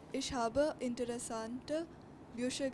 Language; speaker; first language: German; non-native, learner; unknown